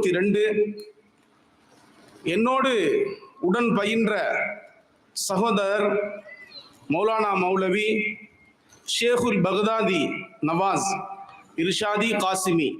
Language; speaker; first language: Tamil; native; Tamil